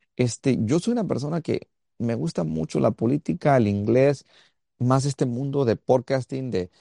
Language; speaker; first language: Spanish; early bilingual, heritage; Spanish